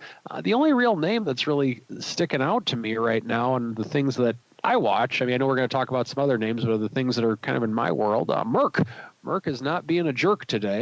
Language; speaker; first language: English; native; English